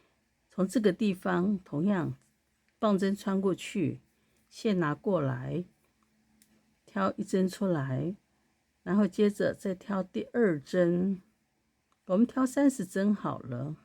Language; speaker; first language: Chinese; native; Chinese